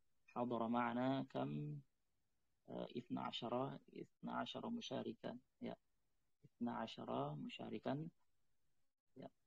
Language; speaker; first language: Arabic; non-native, fluent; Indonesian